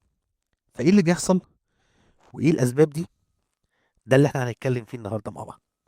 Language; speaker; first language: Arabic; native; Arabic